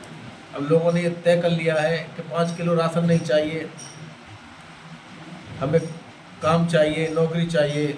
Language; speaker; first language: Hindi; native; Hindi